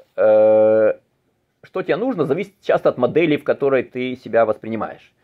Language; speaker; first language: Russian; native; Russian